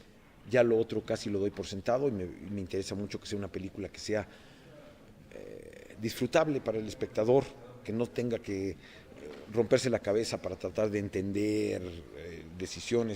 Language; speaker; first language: Spanish; native; Spanish